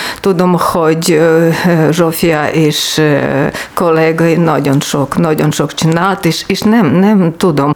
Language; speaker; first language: Hungarian; non-native, learner; Ukrainian